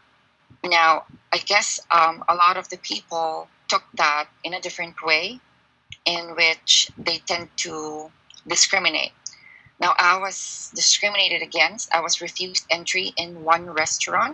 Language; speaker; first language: English; non-native, local second language; Filipino